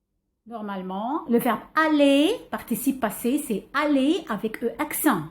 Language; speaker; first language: French; non-native, fluent; Arabic